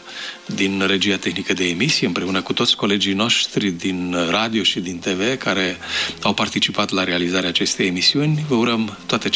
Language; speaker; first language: Romanian; native; Romanian